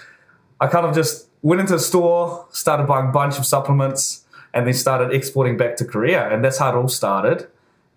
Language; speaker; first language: English; native; English